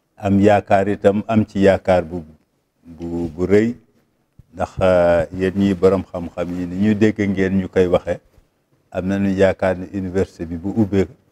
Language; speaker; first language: Wolof; native; Wolof